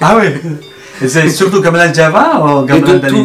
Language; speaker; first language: French; non-native, learner; Indonesian